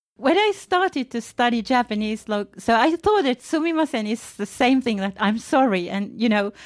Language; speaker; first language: English; non-native, fluent; Finnish